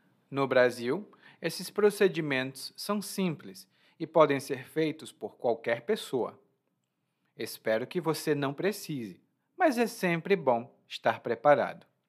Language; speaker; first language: Portuguese; native; Portuguese